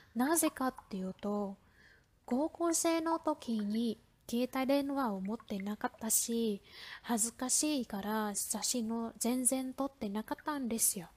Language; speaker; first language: Japanese; non-native, fluent; Vietnamese